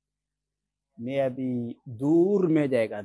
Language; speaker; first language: Hindi; non-native, learner; Oromo